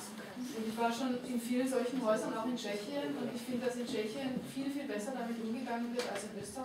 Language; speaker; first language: German; native; German